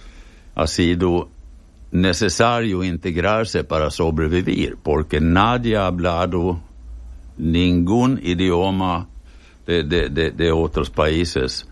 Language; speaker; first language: Spanish; non-native, fluent; Swedish